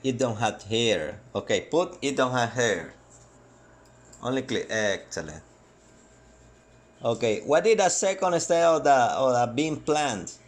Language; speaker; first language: English; non-native, learner; Spanish